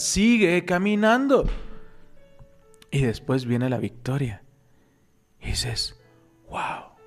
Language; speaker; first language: Spanish; native; Spanish